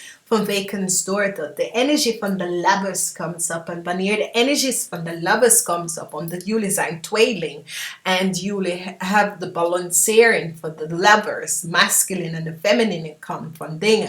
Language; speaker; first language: Dutch; non-native, fluent; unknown